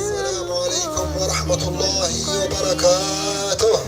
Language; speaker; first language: Arabic; native; Arabic